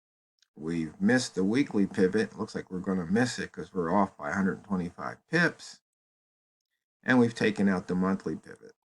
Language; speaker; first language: English; native; English